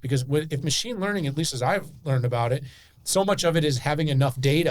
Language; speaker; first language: English; native; English